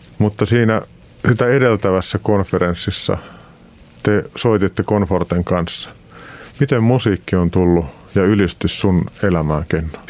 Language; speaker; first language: Finnish; native; Finnish